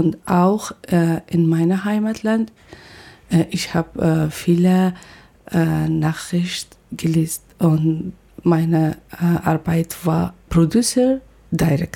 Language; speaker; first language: German; non-native, learner; Persian